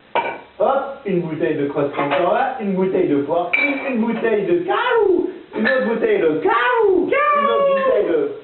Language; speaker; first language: French; native; French